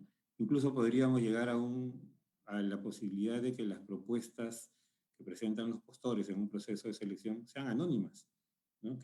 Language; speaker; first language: Spanish; native; Spanish